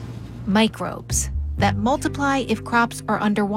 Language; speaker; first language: English; native; English